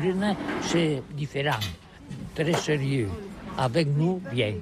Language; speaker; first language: French; non-native, learner; Catalan